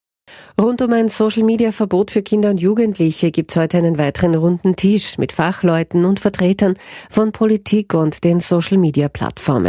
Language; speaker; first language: German; native; German